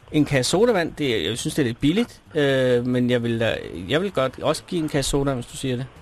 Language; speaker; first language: Danish; native; Danish